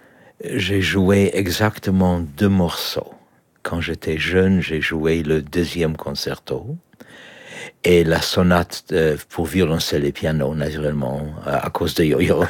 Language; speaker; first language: French; non-native, learner; Polish